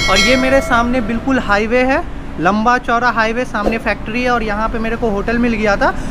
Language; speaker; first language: Hindi; native; Hindi